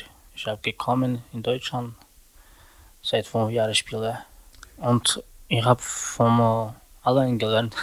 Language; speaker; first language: German; non-native, learner; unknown